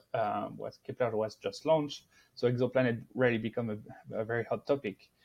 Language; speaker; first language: English; non-native, fluent; French